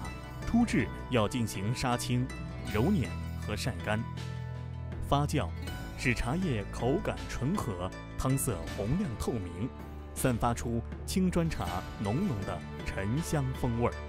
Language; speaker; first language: Chinese; native; Chinese